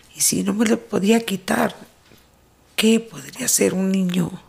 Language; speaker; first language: Spanish; native; Spanish